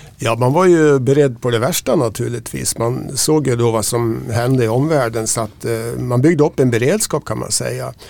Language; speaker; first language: Swedish; native; Swedish